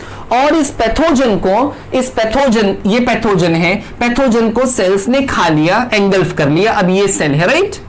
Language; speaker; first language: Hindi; native; Hindi